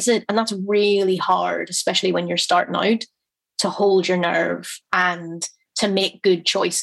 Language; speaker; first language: English; native; English